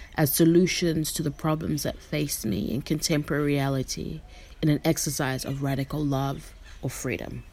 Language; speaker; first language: English; non-native, local second language; Shona